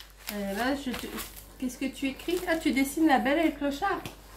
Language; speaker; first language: French; native; French